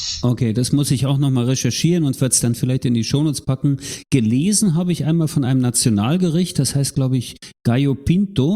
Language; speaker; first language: German; native; German